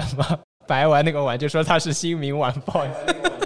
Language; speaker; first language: Chinese; non-native, local second language; Wu Chinese